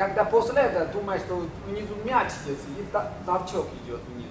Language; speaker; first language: Russian; non-native, learner; Chinese